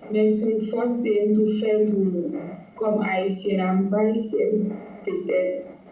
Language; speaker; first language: Haitian Creole; non-native, fluent; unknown